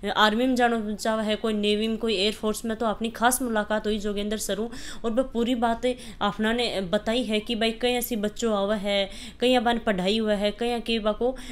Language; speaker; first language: Hindi; native; Hindi